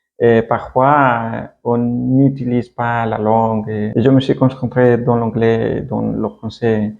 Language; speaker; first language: French; non-native, learner; Spanish